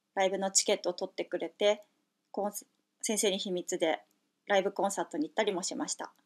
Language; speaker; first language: Japanese; native; Japanese